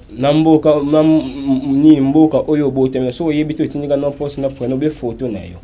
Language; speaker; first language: Lingala; non-native, local second language; Kongo